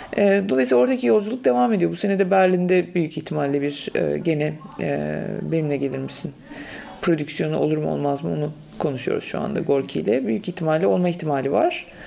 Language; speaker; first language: Turkish; native; Turkish